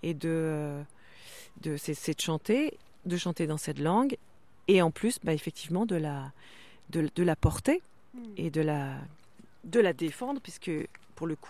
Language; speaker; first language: French; non-native, local second language; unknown